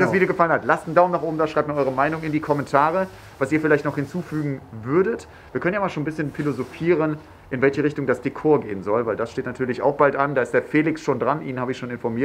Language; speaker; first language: German; native; German